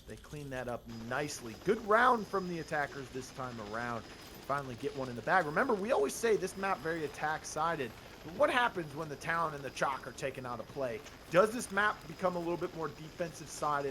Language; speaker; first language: English; native; English